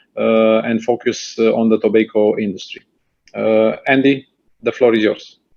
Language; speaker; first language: English; non-native, fluent; Romanian